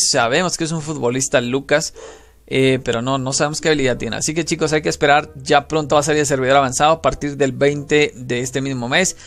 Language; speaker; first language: Spanish; native; Spanish